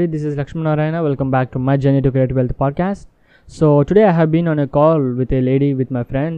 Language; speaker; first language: English; non-native, local second language; Telugu